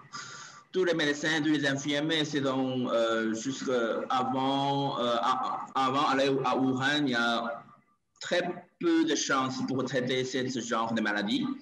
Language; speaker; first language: French; non-native, learner; Chinese